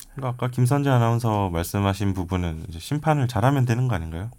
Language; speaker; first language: Korean; native; Korean